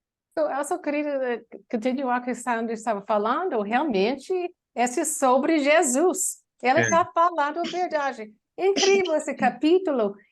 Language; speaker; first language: Portuguese; non-native, learner; English